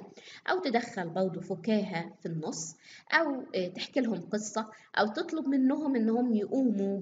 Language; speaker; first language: Arabic; native; Arabic